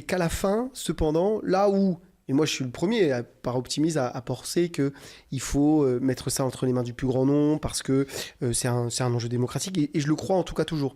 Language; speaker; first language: French; native; French